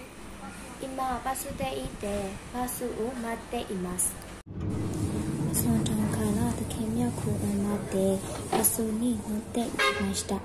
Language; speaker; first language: Japanese; non-native, learner; Burmese